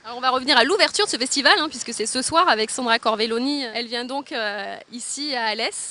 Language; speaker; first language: French; native; French